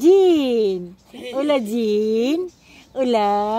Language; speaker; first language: Spanish; non-native, learner; Filipino